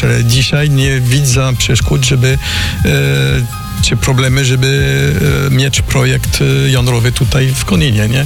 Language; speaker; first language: Polish; non-native, learner; French